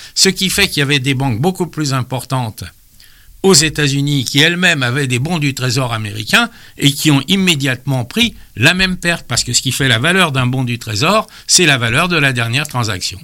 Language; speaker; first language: French; native; French